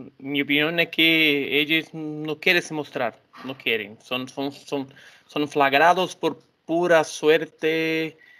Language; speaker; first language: Spanish; non-native, learner; Portuguese